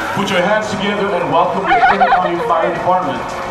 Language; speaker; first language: English; early bilingual, other home language; Spanish